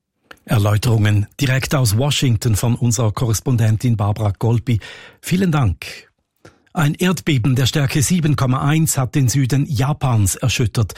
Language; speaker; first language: German; native; German